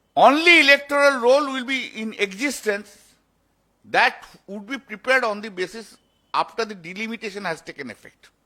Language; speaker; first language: English; non-native, local second language; Bangla